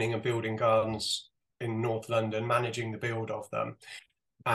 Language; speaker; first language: English; native; English